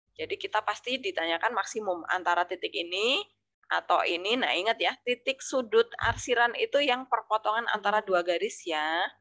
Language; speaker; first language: Indonesian; native; Indonesian